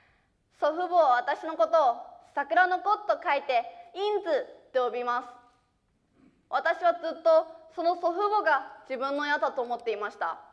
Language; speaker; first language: Japanese; early bilingual, other home language; Chinese